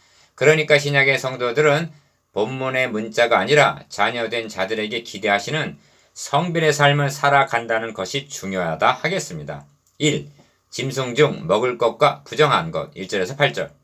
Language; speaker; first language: Korean; native; Korean